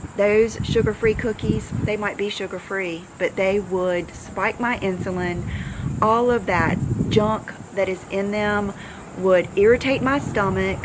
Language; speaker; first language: English; native; English